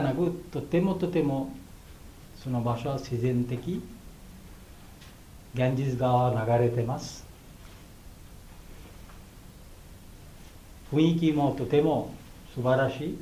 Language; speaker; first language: Japanese; non-native, fluent; Bangla